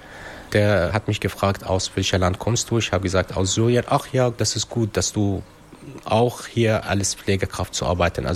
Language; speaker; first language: German; non-native, fluent; Arabic